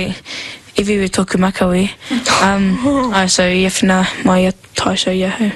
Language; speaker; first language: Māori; non-native, learner; English